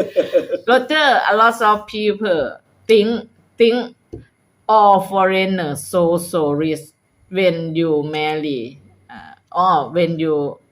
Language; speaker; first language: English; non-native, learner; Thai